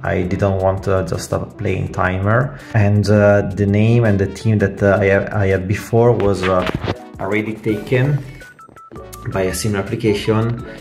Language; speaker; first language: English; non-native, fluent; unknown